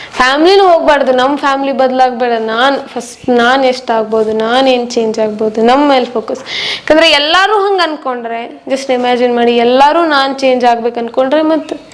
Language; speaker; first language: Kannada; non-native, local second language; Marwari